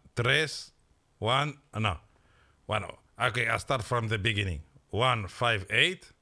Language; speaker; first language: English; non-native, fluent; French